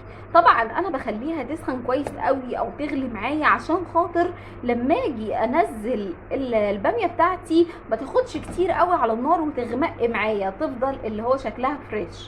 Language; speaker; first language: Arabic; native; Arabic